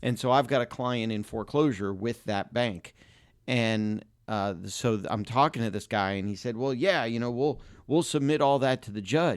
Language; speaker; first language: English; native; English